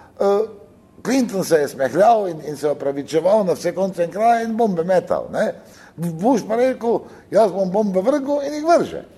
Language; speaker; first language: Slovenian; native; Slovenian